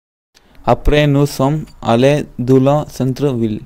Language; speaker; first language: French; non-native, learner; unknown